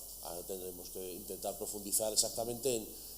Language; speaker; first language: Spanish; native; Spanish